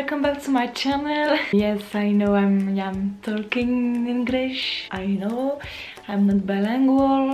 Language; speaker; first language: English; non-native, learner; French